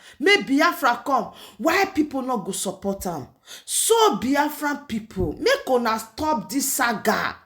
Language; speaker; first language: Nigerian Pidgin; non-native, local second language; Igbo